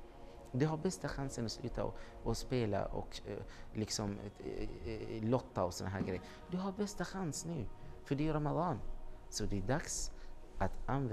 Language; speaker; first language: Swedish; non-native, fluent; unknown